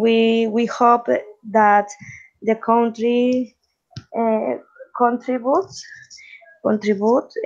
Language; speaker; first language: English; non-native, learner; Spanish